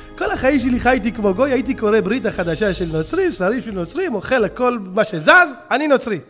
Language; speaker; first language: Hebrew; native; Hebrew